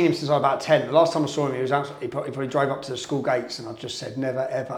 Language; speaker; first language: English; native; English